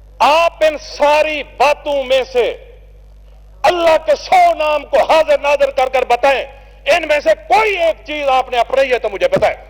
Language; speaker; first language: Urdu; non-native, local second language; Saraiki